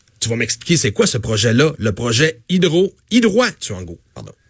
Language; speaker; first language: French; native; French